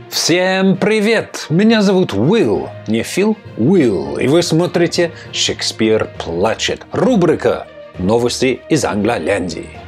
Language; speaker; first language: Russian; non-native, fluent; English